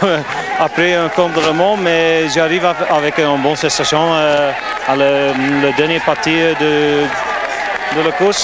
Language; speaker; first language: French; non-native, learner; English